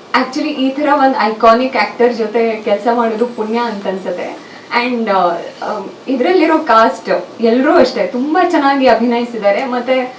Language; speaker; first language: Kannada; native; Kannada